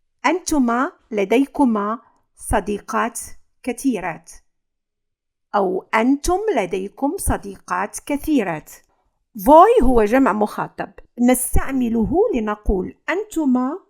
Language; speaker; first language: Arabic; native; Arabic